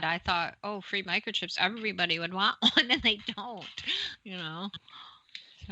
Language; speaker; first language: English; native; English